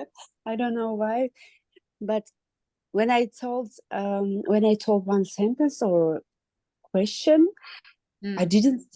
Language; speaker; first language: English; non-native, learner; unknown